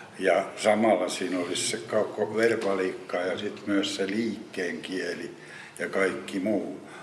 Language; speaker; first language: Finnish; native; Finnish